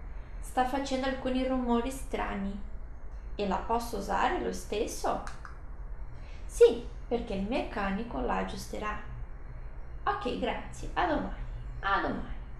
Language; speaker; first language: Italian; non-native, fluent; Portuguese